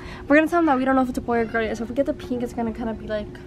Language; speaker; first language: English; early bilingual, other home language; Spanish